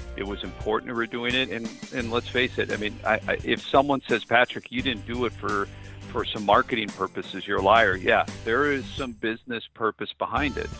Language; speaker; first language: English; native; English